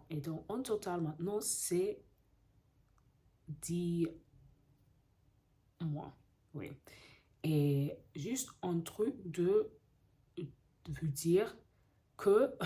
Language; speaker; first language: French; non-native, learner; English